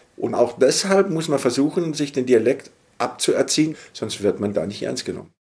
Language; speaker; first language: German; native; German